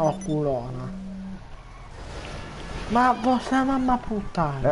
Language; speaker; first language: Italian; native; Italian